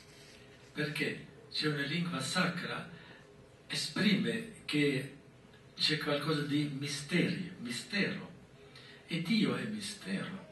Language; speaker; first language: Italian; non-native, fluent; German